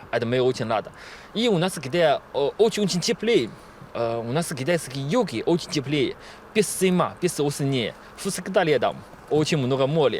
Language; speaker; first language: Russian; non-native, learner; Chinese